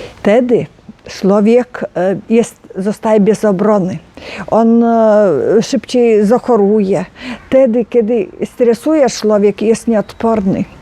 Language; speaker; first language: Polish; non-native, learner; Ukrainian